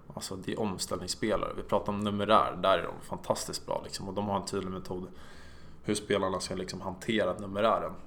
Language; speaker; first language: Swedish; native; Swedish